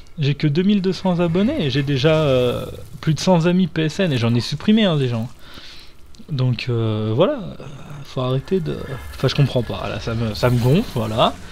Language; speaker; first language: French; native; French